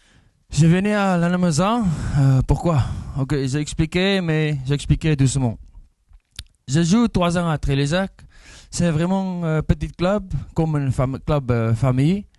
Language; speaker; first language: French; non-native, learner; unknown